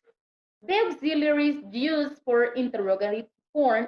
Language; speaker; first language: English; non-native, learner; Spanish